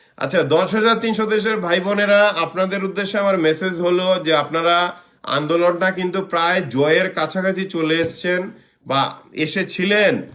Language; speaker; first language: Bangla; native; Bangla